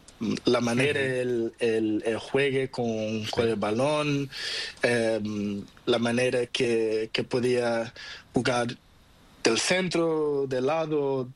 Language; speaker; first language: Spanish; non-native, learner; Portuguese